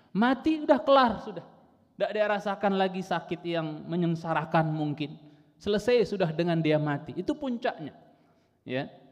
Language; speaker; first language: Indonesian; non-native, local second language; Sundanese